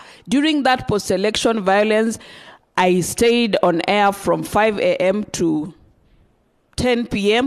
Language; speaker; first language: English; non-native, local second language; Luyia